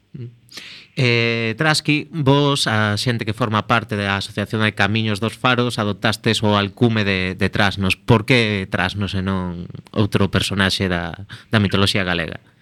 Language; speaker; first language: Galician; native; Galician